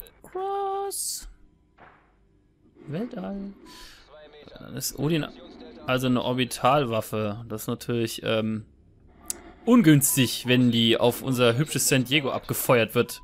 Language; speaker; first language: German; native; German